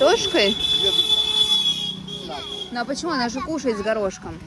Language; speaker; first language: Russian; native; Russian